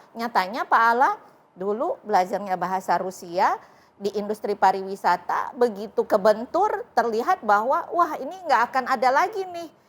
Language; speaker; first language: Indonesian; native; Indonesian